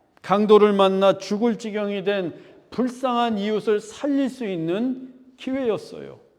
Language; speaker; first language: Korean; native; Korean